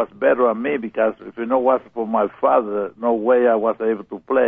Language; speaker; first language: English; non-native, learner; Spanish